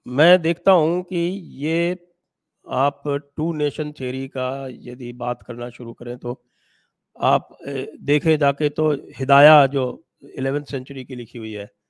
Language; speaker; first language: Hindi; native; Hindi